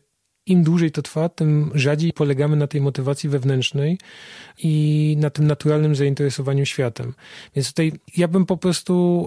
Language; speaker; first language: Polish; native; Polish